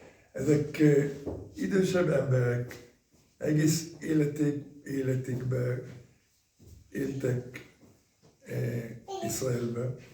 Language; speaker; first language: Hungarian; early bilingual, heritage; Hungarian